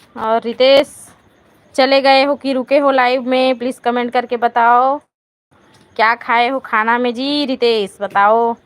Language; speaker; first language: Hindi; native; Hindi